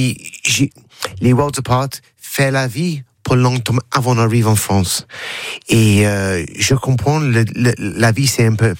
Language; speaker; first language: French; non-native, learner; English